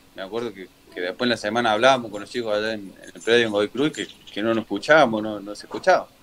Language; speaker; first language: Spanish; native; Spanish